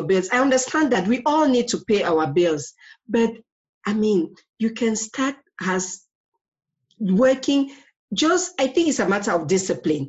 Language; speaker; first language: English; non-native, local second language; French